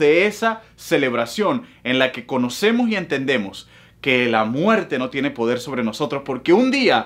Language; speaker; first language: Spanish; native; Spanish